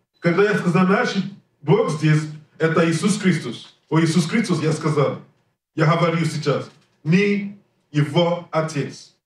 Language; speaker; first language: Russian; non-native, learner; English